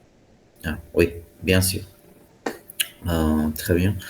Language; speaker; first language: French; non-native, fluent; Hindi